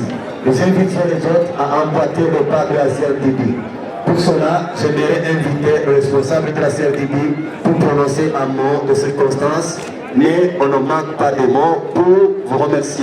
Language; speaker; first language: French; non-native, local second language; Rundi